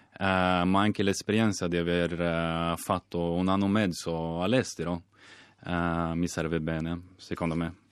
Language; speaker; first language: Italian; non-native, fluent; Swedish